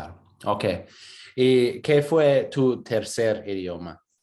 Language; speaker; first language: Spanish; non-native, fluent; English